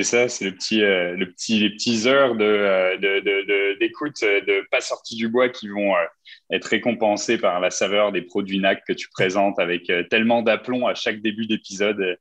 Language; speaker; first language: French; native; French